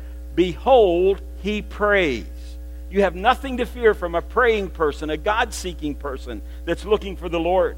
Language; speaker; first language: English; native; English